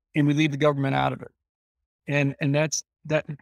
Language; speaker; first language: English; native; English